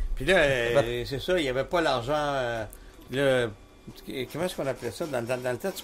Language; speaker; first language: French; native; French